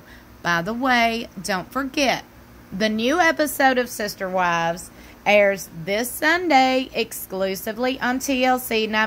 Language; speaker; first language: English; native; English